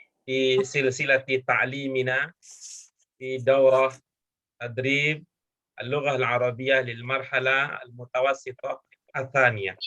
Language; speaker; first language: Arabic; non-native, fluent; Indonesian